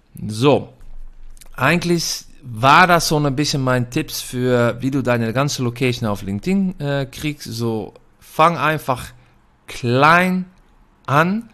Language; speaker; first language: German; non-native, fluent; Dutch